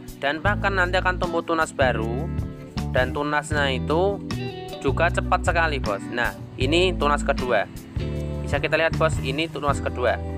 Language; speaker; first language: Indonesian; non-native, local second language; Javanese